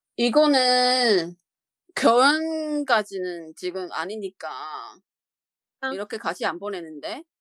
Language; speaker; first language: Korean; non-native, learner; Chinese